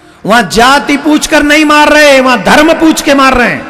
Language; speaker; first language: Hindi; native; Hindi